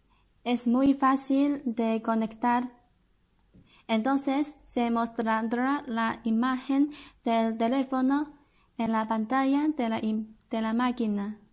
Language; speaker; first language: Spanish; non-native, learner; Chinese